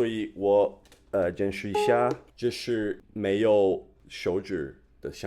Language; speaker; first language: Chinese; non-native, fluent; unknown